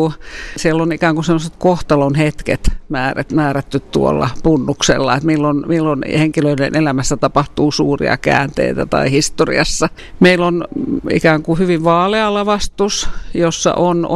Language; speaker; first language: Finnish; native; Finnish